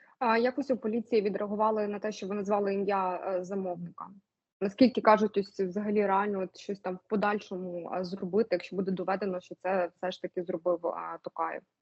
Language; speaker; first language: Ukrainian; native; Ukrainian